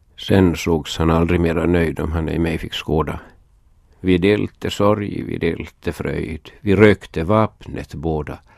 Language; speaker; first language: Swedish; native; Swedish